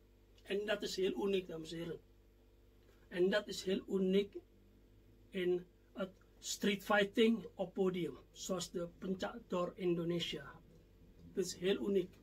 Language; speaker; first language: Dutch; non-native, fluent; Indonesian